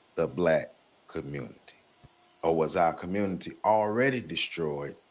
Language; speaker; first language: English; native; English